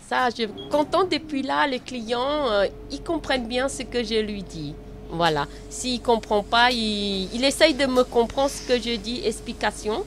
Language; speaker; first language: French; non-native, learner; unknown